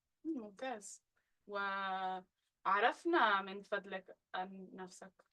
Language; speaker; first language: Arabic; non-native, learner; English